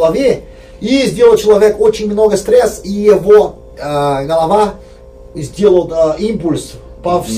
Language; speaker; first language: Russian; non-native, learner; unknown